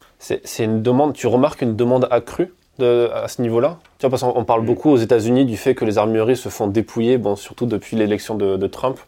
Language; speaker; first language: French; native; French